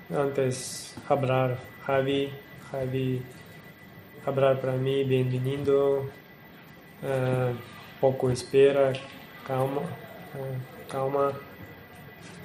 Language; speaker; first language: Spanish; non-native, learner; Portuguese